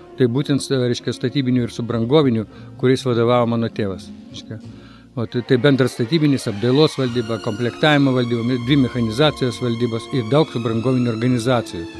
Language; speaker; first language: Lithuanian; non-native, local second language; Russian